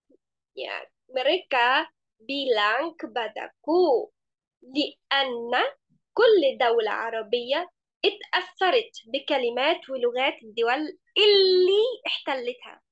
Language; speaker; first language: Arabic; non-native, fluent; Indonesian